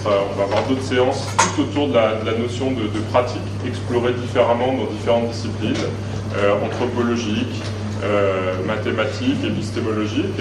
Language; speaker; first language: French; native; French